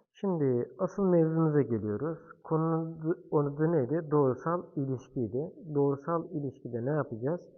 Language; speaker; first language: Turkish; native; Turkish